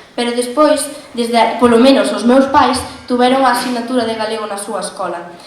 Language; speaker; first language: Galician; native; Galician